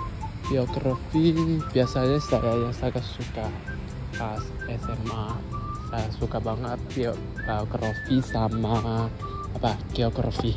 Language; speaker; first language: Indonesian; non-native, fluent; Chinese